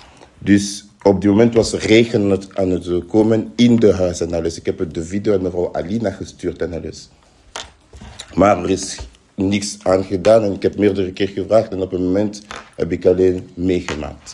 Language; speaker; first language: Dutch; non-native, fluent; French